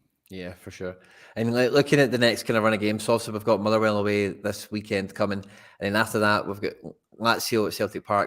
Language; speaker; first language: English; native; English